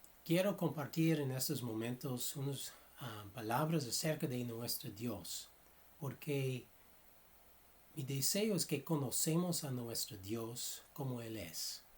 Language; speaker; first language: Spanish; non-native, fluent; English